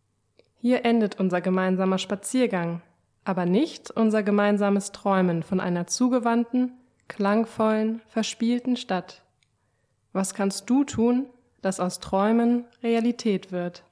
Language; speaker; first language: German; native; German